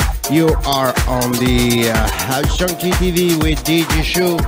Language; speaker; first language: English; non-native, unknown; French